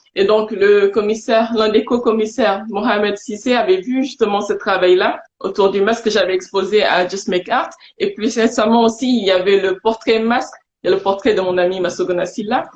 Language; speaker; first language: French; non-native, local second language; Wolof